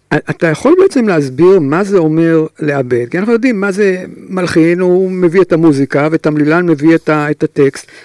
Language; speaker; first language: Hebrew; native; Hebrew